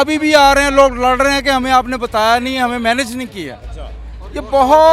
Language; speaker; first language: Urdu; non-native, local second language; Punjabi